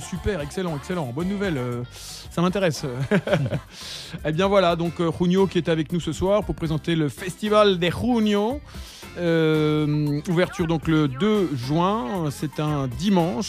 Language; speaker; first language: French; native; French